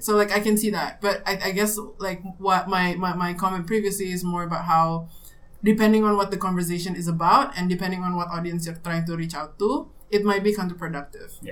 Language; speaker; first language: English; non-native, fluent; Indonesian